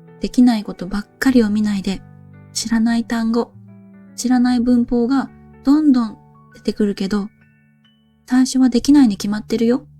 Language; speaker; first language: Japanese; native; Japanese